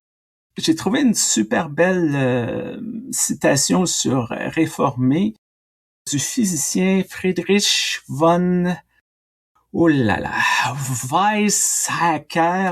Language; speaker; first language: French; native; French